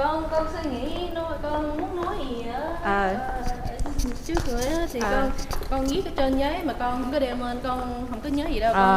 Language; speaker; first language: Vietnamese; early bilingual, heritage; Vietnamese